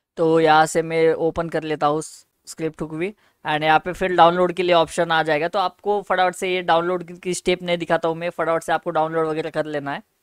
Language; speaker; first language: Hindi; native; Hindi